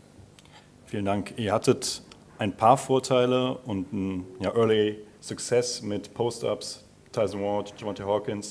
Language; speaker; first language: German; native; German